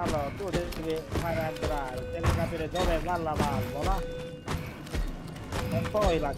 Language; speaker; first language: Italian; native; Italian